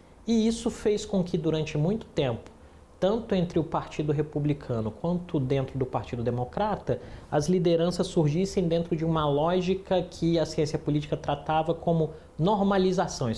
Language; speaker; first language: Portuguese; native; Portuguese